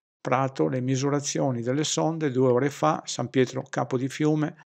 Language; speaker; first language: Italian; native; Italian